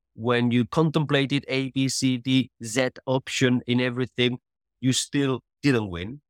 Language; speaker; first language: English; non-native, fluent; Spanish